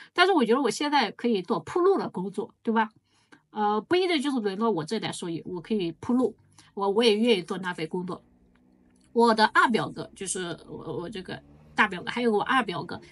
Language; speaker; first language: Chinese; native; Chinese